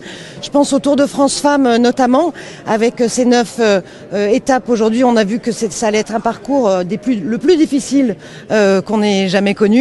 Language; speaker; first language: French; native; French